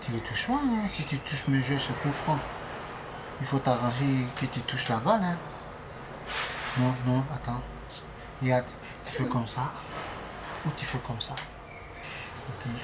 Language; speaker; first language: French; native; French